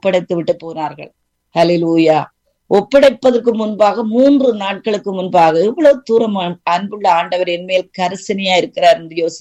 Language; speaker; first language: Tamil; native; Tamil